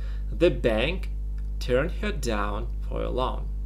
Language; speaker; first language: English; non-native, fluent; Russian